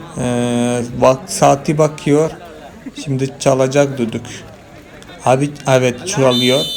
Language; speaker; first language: Turkish; non-native, fluent; Malayalam